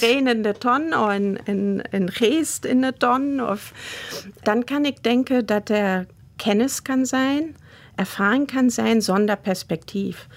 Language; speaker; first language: Dutch; non-native, fluent; German